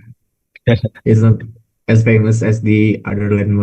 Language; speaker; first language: English; non-native, learner; Indonesian